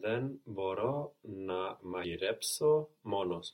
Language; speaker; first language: Greek; non-native, learner; English